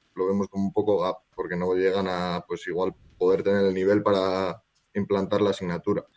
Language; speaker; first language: Spanish; native; Spanish